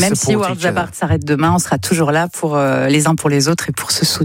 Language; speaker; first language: French; native; French